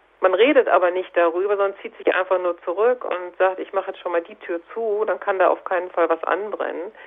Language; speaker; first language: German; native; German